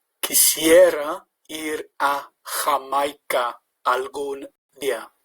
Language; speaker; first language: Spanish; non-native, fluent; English